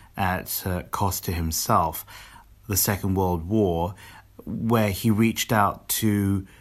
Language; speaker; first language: English; native; English